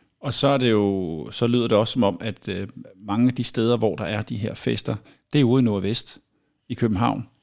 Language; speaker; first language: Danish; native; Danish